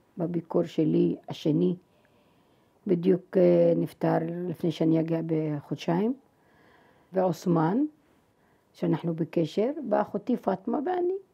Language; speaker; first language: Hebrew; non-native, fluent; Arabic